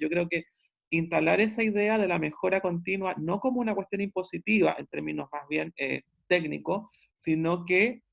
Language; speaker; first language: Spanish; native; Spanish